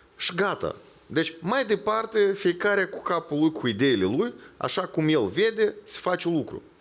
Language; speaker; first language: Romanian; non-native, local second language; Ukrainian